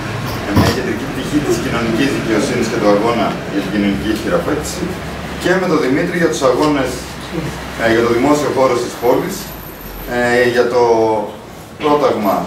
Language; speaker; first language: Greek; native; Greek